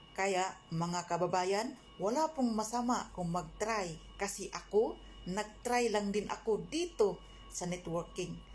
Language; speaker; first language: Filipino; non-native, local second language; Cebuano